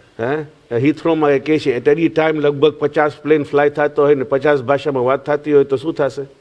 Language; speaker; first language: Gujarati; early bilingual, heritage; Gujarati